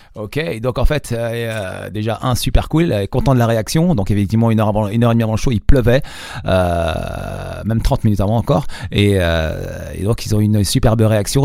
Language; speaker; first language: French; non-native, local second language; Arabic